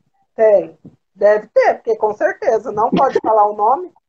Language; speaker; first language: Portuguese; native; Portuguese